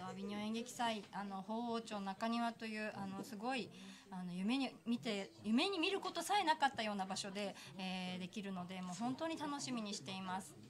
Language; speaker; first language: Japanese; native; Japanese